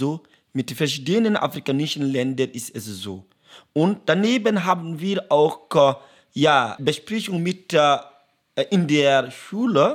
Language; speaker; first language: German; non-native, learner; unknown